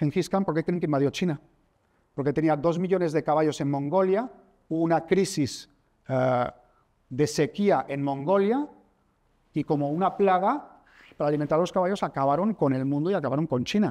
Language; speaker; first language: Spanish; native; Spanish